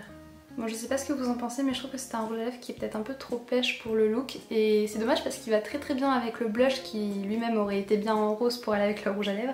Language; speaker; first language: French; native; French